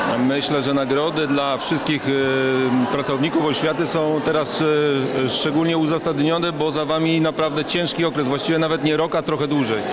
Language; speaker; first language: Polish; native; Polish